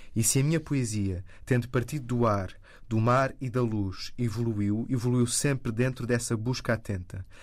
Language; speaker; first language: Portuguese; native; Portuguese